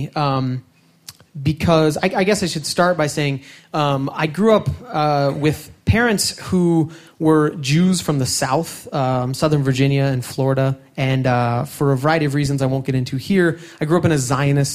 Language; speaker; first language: English; native; English